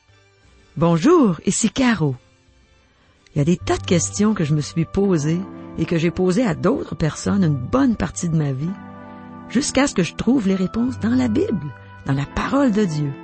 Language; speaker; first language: French; native; French